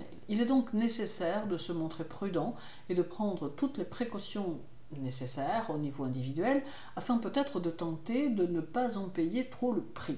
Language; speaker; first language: French; native; French